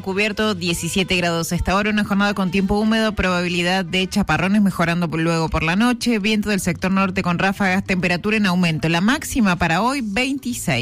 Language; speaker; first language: Spanish; native; Spanish